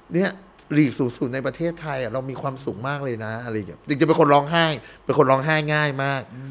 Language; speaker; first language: Thai; early bilingual, heritage; Thai